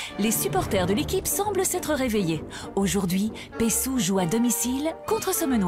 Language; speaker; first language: French; native; French